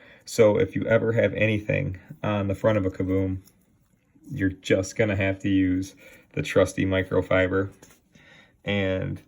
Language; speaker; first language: English; native; English